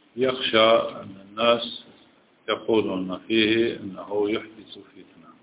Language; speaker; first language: Arabic; native; Arabic